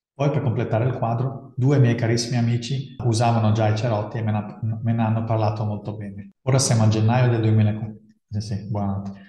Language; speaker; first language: Italian; early bilingual, other home language; Dutch